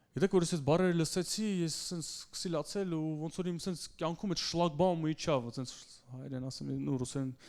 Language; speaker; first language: Armenian; early bilingual, heritage; Russian